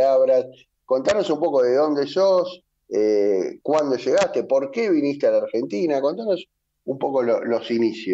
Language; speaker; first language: Spanish; native; Spanish